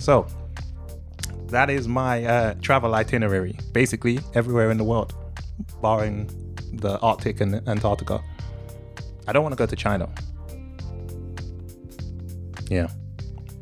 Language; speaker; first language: English; native; English